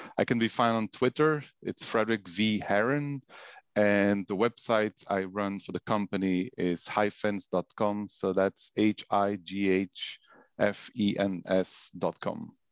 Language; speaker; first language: English; non-native, fluent; Dutch